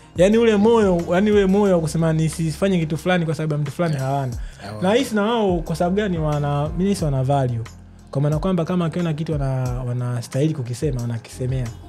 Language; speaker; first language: Swahili; native; Swahili